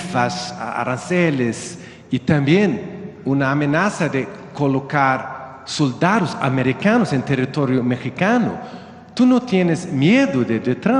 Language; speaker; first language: Spanish; non-native, learner; Swedish